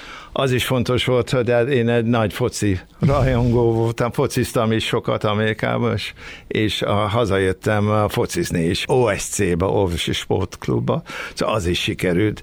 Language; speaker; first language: Hungarian; early bilingual, heritage; Hungarian